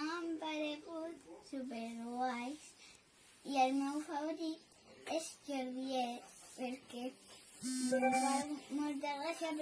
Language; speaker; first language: Catalan; non-native, local second language; Spanish